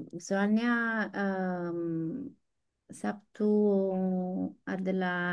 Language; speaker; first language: Indonesian; non-native, learner; English